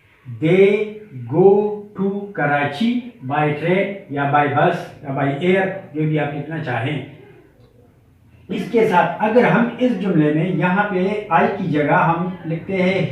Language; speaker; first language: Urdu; native; Urdu